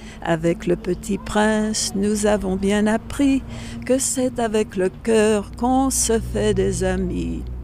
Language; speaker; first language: French; native; French